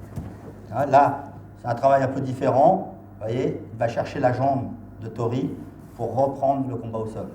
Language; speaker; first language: French; native; French